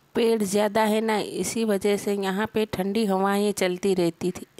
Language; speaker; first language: Hindi; non-native, local second language; Gujarati